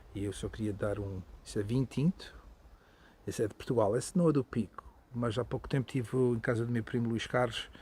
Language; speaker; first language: Portuguese; non-native, learner; English